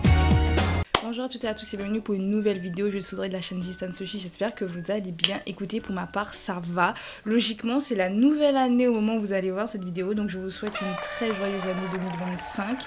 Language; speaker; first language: French; native; French